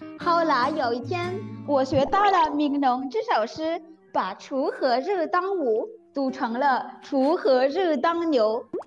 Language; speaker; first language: Chinese; non-native, fluent; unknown